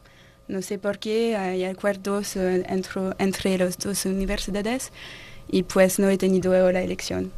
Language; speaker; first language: Spanish; non-native, learner; French